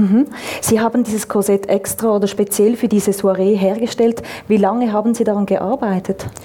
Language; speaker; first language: German; native; German